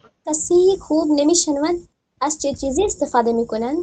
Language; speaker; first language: Persian; non-native, learner; Urdu